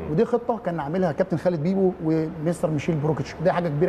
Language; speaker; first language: Arabic; native; Arabic